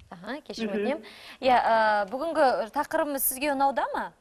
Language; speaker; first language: Kazakh; native; Kazakh